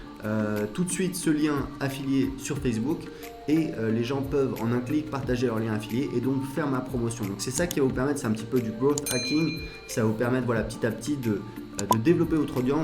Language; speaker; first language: French; native; French